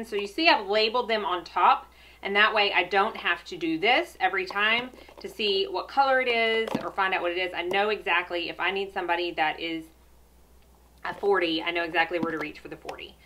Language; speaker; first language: English; native; English